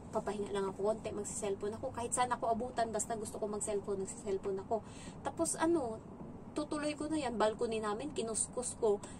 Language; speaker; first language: Filipino; native; Filipino